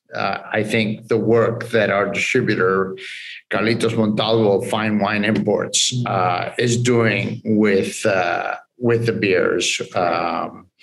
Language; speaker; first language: English; early bilingual, other home language; Spanish